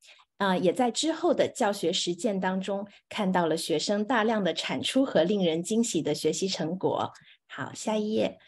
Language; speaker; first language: Chinese; native; Chinese